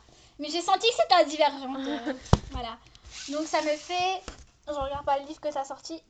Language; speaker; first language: French; native; French